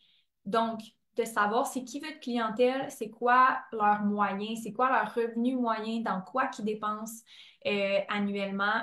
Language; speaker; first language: French; native; French